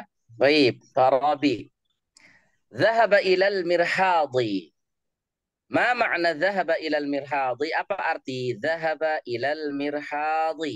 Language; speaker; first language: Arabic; non-native, fluent; Indonesian